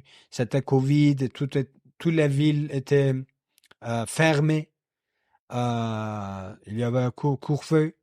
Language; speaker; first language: French; non-native, learner; Kurdish